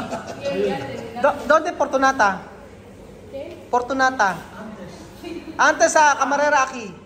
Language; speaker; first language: Spanish; non-native, learner; Filipino